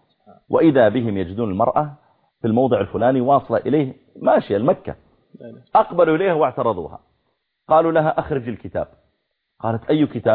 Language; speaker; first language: Arabic; native; Arabic